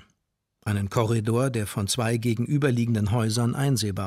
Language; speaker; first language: German; native; German